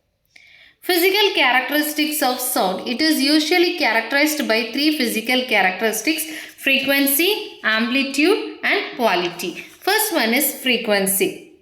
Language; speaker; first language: English; non-native, local second language; Tamil